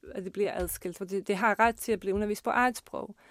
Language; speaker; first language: Danish; non-native, fluent; Bosnian